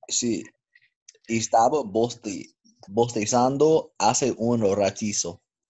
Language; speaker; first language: Spanish; non-native, learner; English